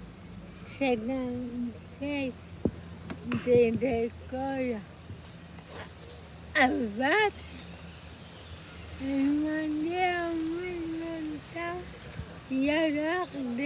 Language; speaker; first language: French; non-native, learner; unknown